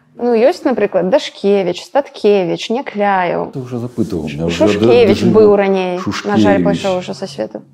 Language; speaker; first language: Belarusian; native; Belarusian